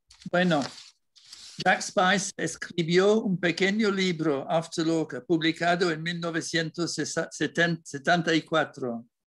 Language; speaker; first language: Spanish; non-native, fluent; English